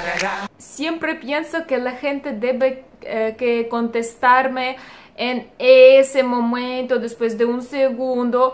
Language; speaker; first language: Spanish; non-native, learner; Russian